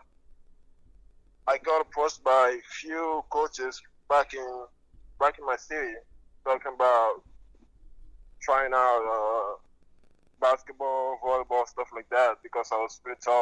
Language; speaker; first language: English; non-native, local second language; French